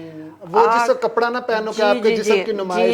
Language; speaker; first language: Urdu; native; Urdu